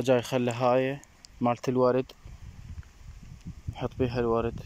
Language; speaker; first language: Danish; non-native, learner; Arabic